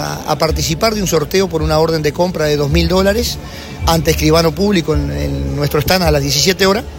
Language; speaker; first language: Spanish; native; Spanish